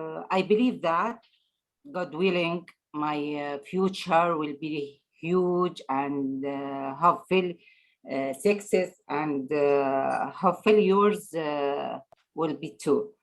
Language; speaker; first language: English; non-native, learner; Arabic